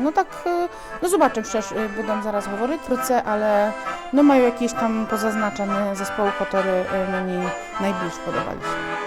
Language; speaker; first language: Polish; non-native, local second language; Ukrainian